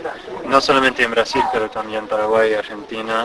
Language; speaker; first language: Spanish; non-native, fluent; English